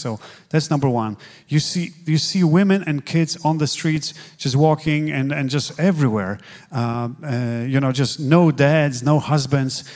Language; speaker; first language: English; non-native, fluent; Polish